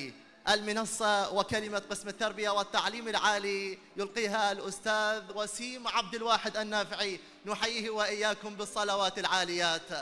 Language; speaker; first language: Arabic; native; Arabic